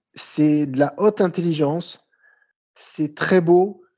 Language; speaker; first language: French; native; French